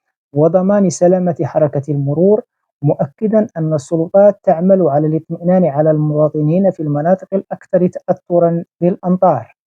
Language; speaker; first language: Arabic; native; Arabic